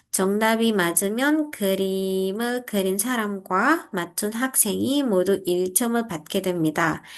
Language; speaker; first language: Korean; non-native, fluent; Indonesian